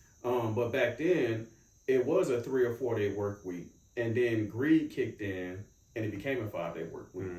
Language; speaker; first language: English; native; English